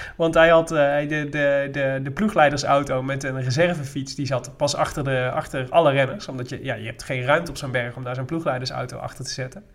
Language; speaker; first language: Dutch; native; Dutch